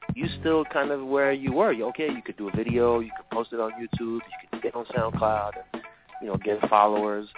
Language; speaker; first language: English; early bilingual, other home language; French